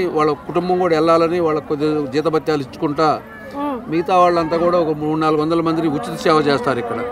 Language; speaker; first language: Telugu; native; Telugu